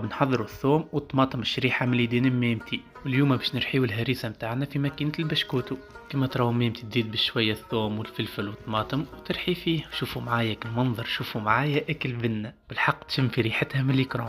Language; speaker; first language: Arabic; native; Arabic